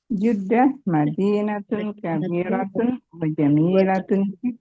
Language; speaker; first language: Arabic; non-native, learner; Indonesian